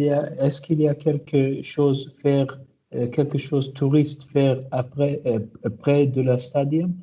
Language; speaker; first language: French; non-native, learner; Arabic